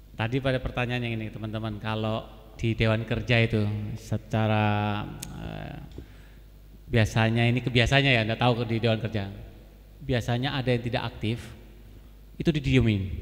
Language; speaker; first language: Indonesian; native; Indonesian